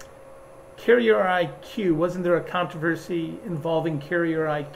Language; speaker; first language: English; native; English